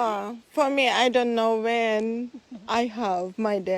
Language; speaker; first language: English; non-native, local second language; Filipino